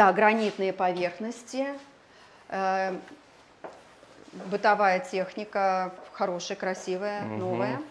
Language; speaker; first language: Russian; native; Russian